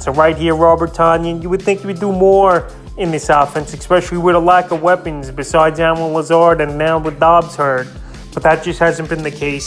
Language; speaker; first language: English; native; English